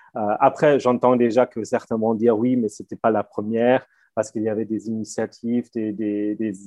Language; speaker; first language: French; non-native, fluent; German